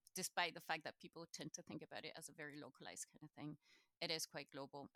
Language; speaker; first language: English; non-native, fluent; Spanish